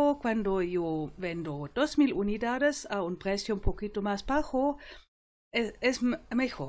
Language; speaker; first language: Spanish; non-native, fluent; German